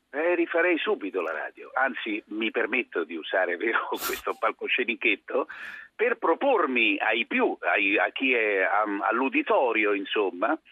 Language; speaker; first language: Italian; native; Italian